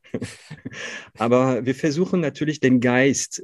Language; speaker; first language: German; non-native, fluent; French